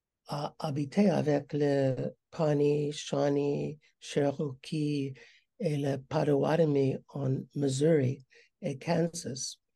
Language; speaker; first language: French; non-native, learner; English